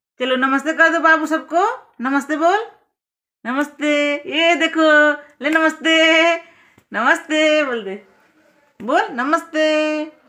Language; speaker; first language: Hindi; non-native, local second language; Odia